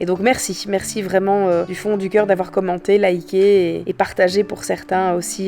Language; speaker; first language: French; native; French